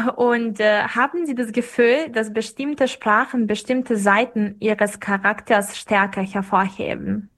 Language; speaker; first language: German; non-native, fluent; Serbian